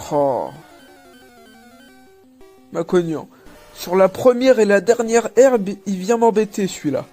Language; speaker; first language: French; native; French